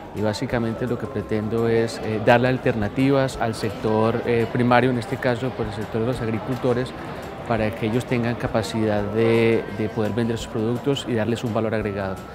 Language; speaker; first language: Spanish; native; Spanish